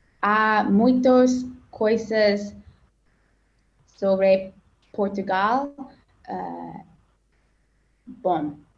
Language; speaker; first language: Portuguese; non-native, learner; English